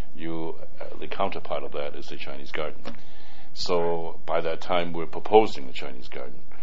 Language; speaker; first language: English; early bilingual, other home language; Cantonese